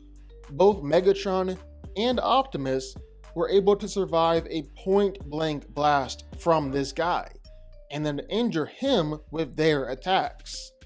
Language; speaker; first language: English; native; English